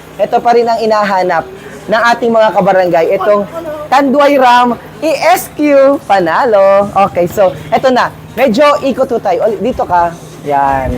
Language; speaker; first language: Filipino; native; Filipino